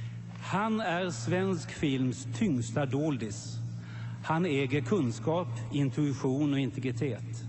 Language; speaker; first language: Swedish; native; Swedish